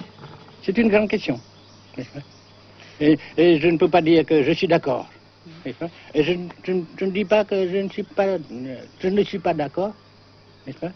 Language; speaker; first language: French; non-native, local second language; Vietnamese